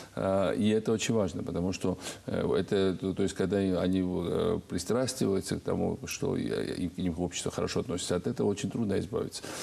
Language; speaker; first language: Russian; non-native, local second language; Georgian